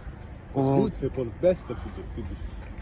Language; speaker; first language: German; non-native, learner; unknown